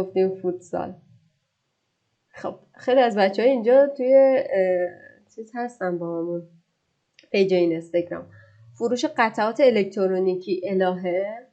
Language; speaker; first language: Persian; native; Persian